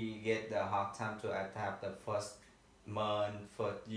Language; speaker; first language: English; non-native, learner; Vietnamese